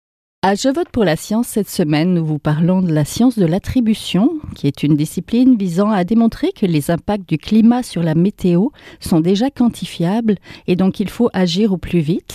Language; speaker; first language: French; native; French